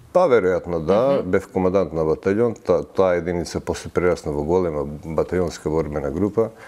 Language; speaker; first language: Macedonian; early bilingual, heritage; Macedonian